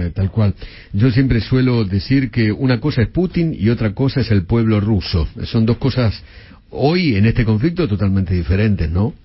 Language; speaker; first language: Spanish; native; Spanish